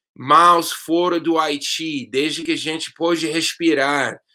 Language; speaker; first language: Portuguese; non-native, fluent; English